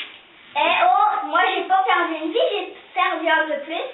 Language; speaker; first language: French; native; French